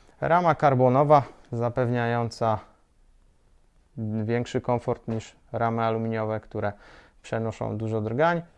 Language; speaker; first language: Polish; native; Polish